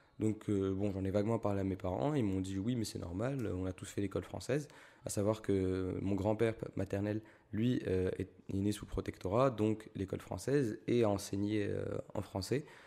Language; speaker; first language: French; native; French